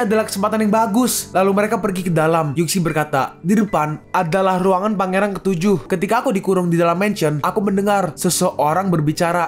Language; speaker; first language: Indonesian; native; Indonesian